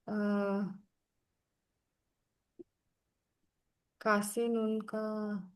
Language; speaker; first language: Spanish; non-native, learner; Bangla